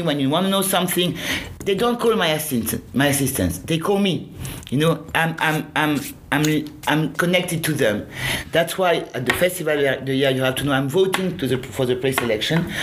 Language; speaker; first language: English; non-native, fluent; French